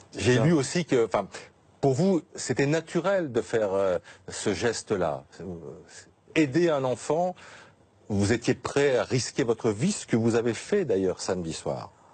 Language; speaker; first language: French; native; French